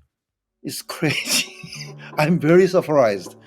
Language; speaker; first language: English; non-native, learner; Korean